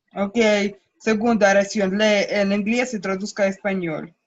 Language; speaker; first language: Spanish; non-native, learner; Russian